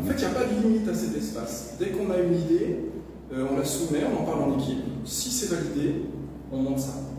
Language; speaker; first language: French; native; French